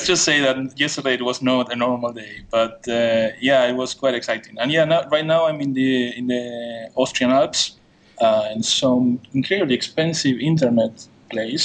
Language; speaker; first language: English; non-native, fluent; Spanish